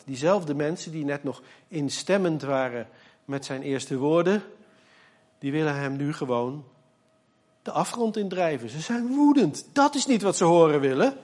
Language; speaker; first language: Dutch; native; Dutch